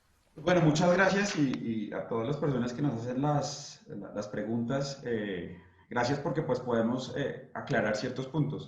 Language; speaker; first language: Spanish; native; Spanish